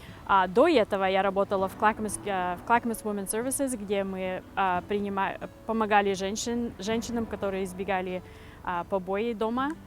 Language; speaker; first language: Russian; early bilingual, heritage; Russian